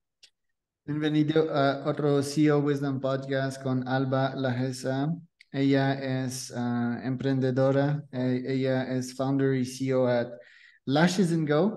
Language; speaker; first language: Spanish; non-native, learner; French